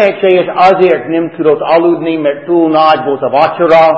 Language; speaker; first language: Hungarian; non-native, fluent; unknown